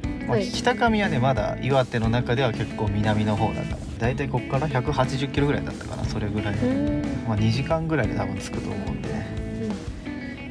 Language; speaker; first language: Japanese; native; Japanese